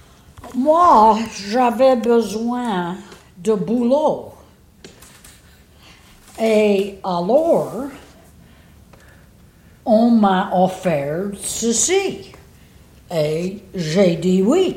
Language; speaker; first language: French; non-native, fluent; English